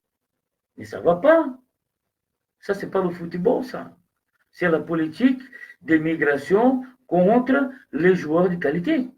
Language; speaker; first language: French; non-native, fluent; Portuguese